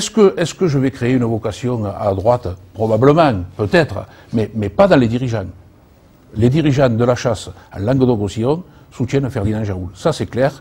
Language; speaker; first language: French; native; French